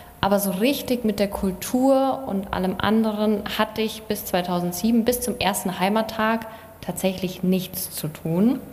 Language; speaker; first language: German; native; German